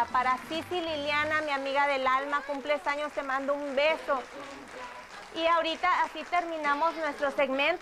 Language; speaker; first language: Spanish; native; Spanish